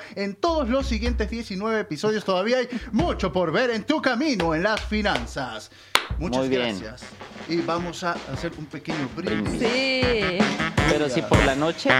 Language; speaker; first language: Spanish; native; Spanish